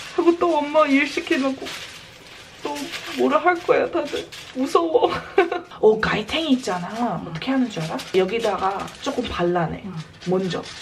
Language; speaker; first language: Korean; early bilingual, heritage; Korean